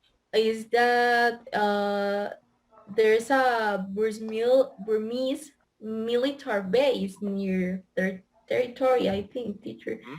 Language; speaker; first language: English; non-native, learner; Spanish